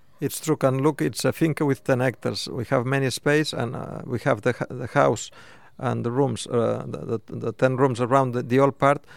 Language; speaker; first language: English; non-native, fluent; Spanish